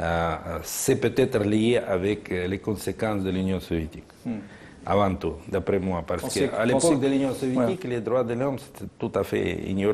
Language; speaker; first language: French; non-native, fluent; Russian